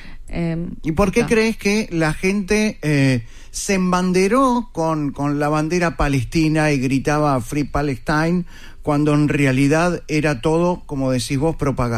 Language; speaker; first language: Spanish; native; Spanish